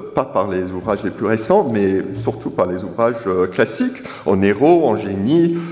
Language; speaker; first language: French; non-native, fluent; English